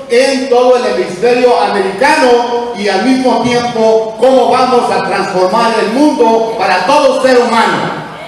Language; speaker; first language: Spanish; early bilingual, heritage; Spanish